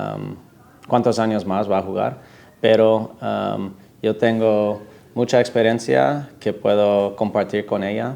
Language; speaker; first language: Spanish; non-native, fluent; English